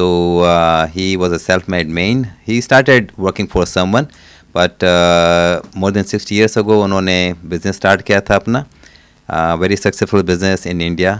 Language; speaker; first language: Hindi; non-native, local second language; Punjabi